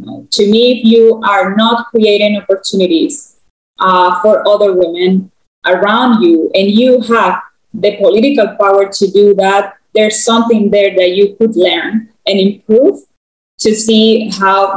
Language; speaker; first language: English; non-native, fluent; Spanish